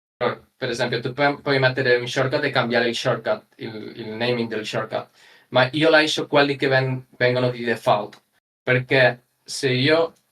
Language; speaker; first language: Italian; non-native, learner; Spanish